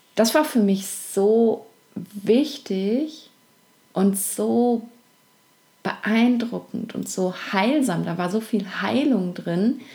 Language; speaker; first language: German; native; German